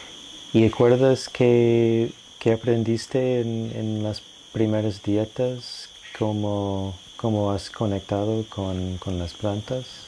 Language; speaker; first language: Spanish; non-native, fluent; English